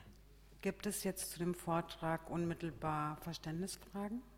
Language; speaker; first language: German; native; German